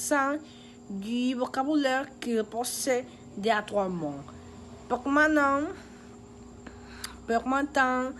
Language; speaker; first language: French; non-native, learner; Spanish